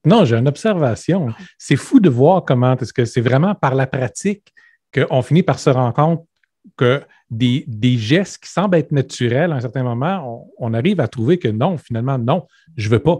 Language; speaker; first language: French; native; French